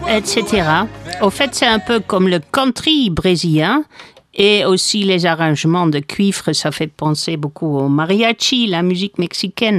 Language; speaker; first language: French; non-native, fluent; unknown